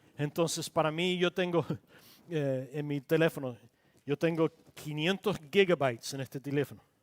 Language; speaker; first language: Spanish; non-native, local second language; English